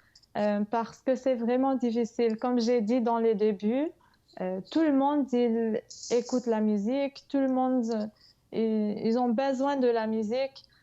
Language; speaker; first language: French; non-native, fluent; English